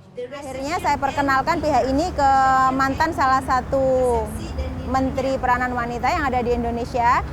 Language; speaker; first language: Indonesian; native; Indonesian